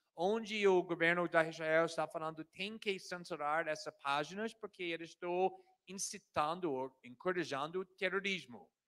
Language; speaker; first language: Portuguese; non-native, fluent; English